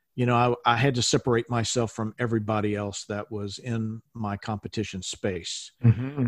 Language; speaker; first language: English; native; English